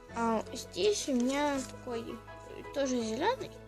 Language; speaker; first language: Russian; native; Russian